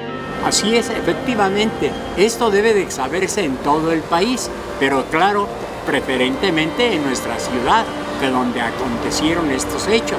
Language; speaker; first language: Spanish; native; Spanish